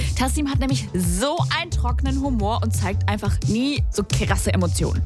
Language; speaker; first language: German; native; German